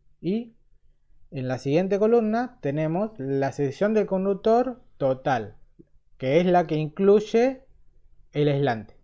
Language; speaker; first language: Spanish; native; Spanish